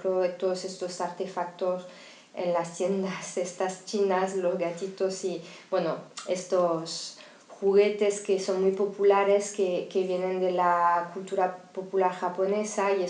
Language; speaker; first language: Spanish; non-native, fluent; French